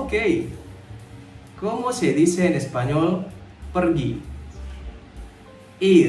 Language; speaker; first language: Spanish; non-native, fluent; Indonesian